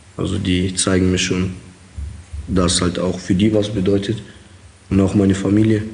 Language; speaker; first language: German; early bilingual, other home language; Russian